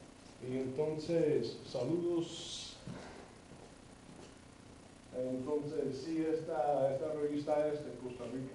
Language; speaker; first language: Spanish; non-native, fluent; English